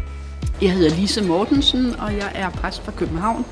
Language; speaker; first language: Danish; native; Danish